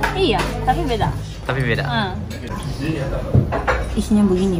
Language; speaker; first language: Indonesian; non-native, learner; Japanese